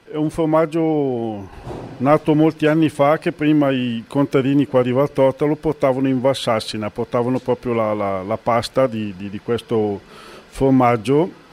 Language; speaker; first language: Italian; native; Italian